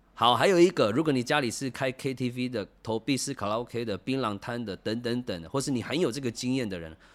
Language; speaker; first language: Chinese; native; Chinese